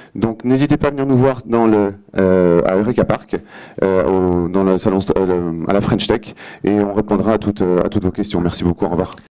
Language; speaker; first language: French; native; French